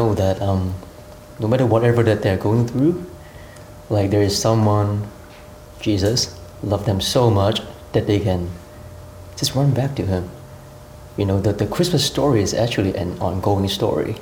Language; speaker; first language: English; non-native, local second language; Cantonese